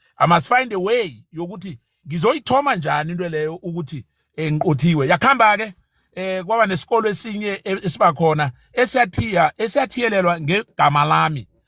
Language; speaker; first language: Zulu; non-native, local second language; South Ndebele